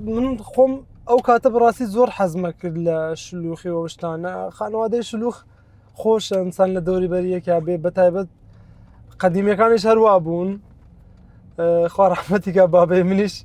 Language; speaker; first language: Central Kurdish; non-native, local second language; Southern Kurdish